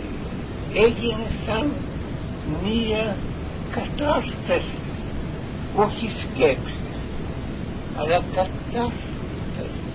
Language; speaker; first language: Greek; non-native, fluent; Russian